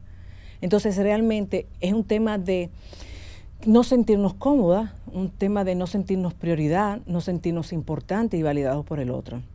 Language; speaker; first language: Spanish; native; Spanish